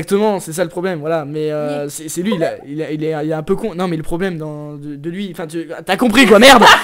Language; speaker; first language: French; native; French